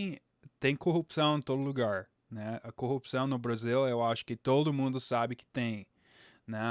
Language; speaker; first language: Portuguese; non-native, fluent; English